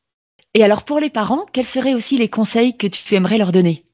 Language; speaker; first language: French; native; French